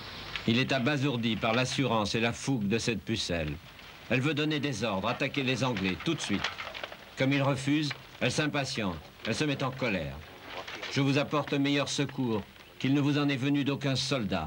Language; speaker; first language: French; native; French